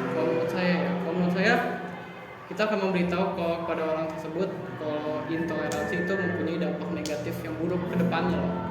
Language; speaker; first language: Indonesian; native; Indonesian